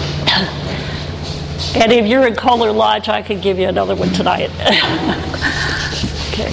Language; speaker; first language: English; native; English